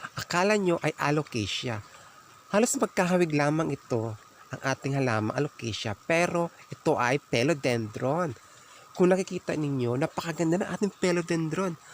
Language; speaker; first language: Filipino; native; Filipino